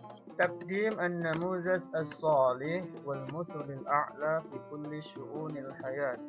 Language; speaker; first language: Arabic; non-native, fluent; Indonesian